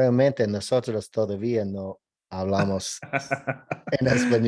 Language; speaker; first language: Spanish; non-native, learner; English